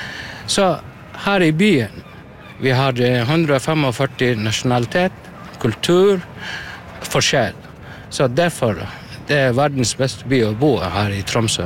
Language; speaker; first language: Norwegian; non-native, learner; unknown